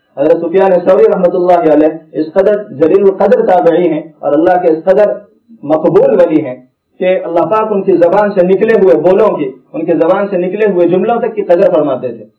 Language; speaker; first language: Urdu; native; Urdu